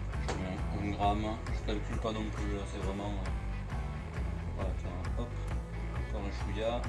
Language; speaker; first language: French; native; French